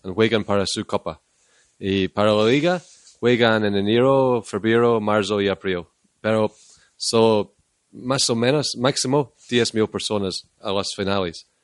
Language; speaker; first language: Spanish; non-native, learner; English